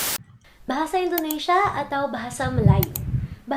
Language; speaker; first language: Indonesian; non-native, fluent; Filipino